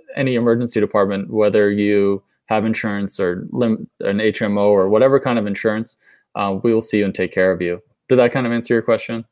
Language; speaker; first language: English; native; English